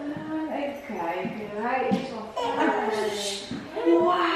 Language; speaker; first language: Dutch; native; Dutch